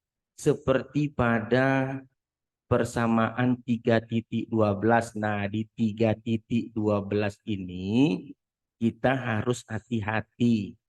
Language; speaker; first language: Indonesian; native; Indonesian